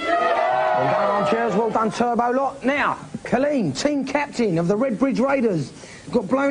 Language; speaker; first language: English; native; English